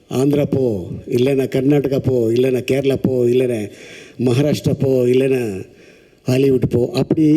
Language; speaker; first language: Tamil; non-native, local second language; Telugu